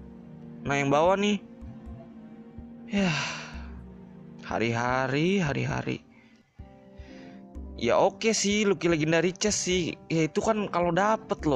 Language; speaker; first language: Indonesian; native; Indonesian